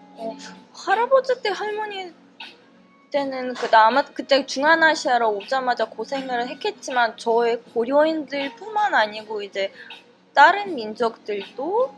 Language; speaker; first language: Korean; non-native, fluent; Russian